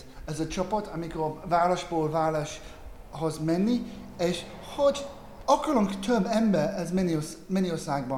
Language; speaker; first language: Hungarian; non-native, learner; English